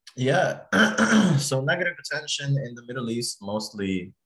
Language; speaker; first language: English; early bilingual, other home language; Arabic